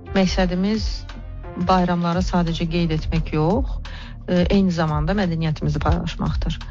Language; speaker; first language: Azerbaijani; native; Azerbaijani